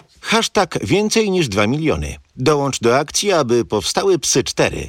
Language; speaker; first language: Polish; native; Polish